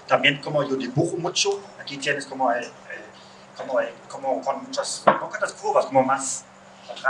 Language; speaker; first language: Spanish; non-native, learner; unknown